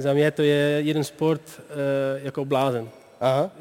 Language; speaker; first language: Czech; non-native, learner; Dutch